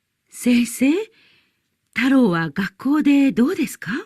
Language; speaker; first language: Japanese; non-native, learner; Indonesian